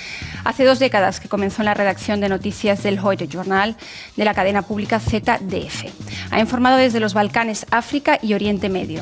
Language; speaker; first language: Spanish; native; Spanish